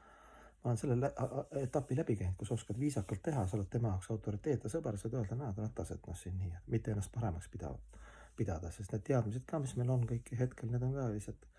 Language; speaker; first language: Estonian; native; Estonian